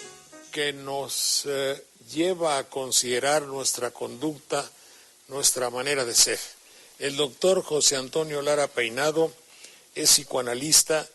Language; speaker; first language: Spanish; native; Spanish